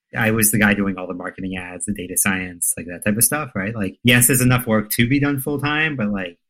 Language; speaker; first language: English; native; English